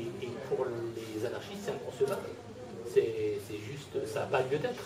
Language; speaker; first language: French; native; French